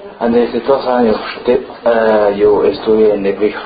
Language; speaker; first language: Spanish; non-native, learner; Chinese